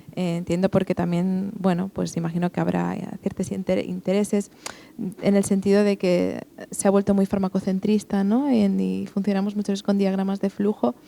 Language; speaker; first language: Spanish; non-native, local second language; Catalan